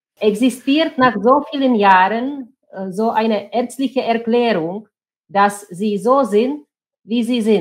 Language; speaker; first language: German; non-native, fluent; Czech